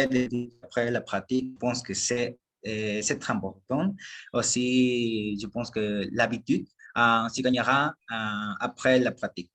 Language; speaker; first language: French; non-native, learner; Spanish